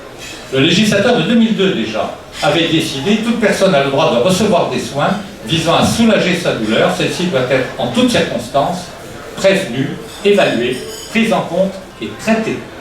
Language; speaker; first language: French; native; French